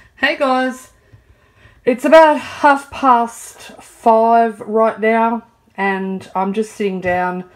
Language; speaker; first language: English; native; English